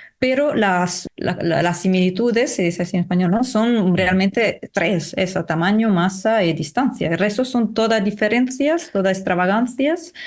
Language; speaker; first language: Spanish; non-native, fluent; Italian